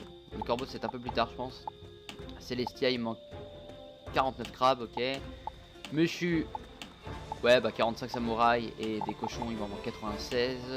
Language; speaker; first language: French; native; French